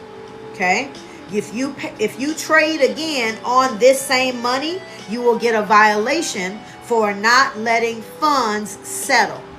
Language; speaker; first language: English; native; English